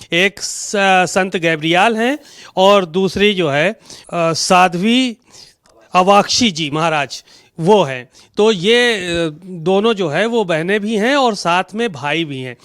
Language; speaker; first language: Hindi; native; Hindi